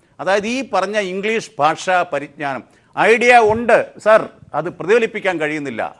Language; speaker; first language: Malayalam; native; Malayalam